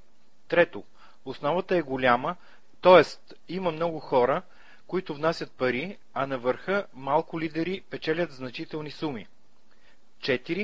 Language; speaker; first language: Bulgarian; native; Bulgarian